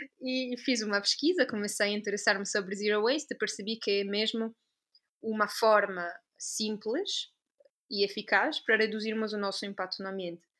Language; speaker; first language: Portuguese; non-native, fluent; Italian